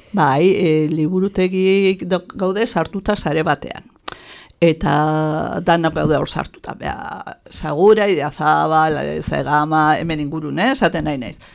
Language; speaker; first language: Basque; native; Basque